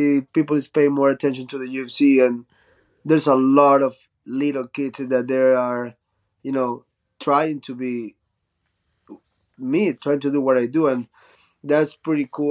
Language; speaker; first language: English; non-native, fluent; Spanish